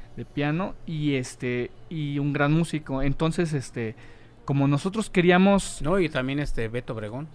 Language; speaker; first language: Spanish; native; Spanish